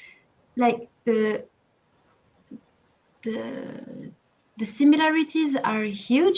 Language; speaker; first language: English; non-native, learner; French